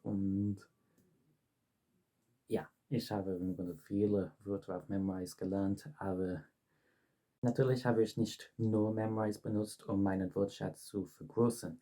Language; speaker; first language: German; non-native, fluent; English